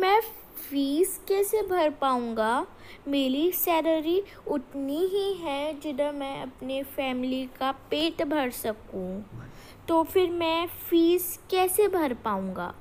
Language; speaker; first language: Hindi; native; Hindi